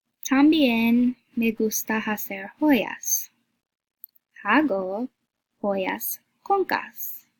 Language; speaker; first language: Spanish; non-native, learner; English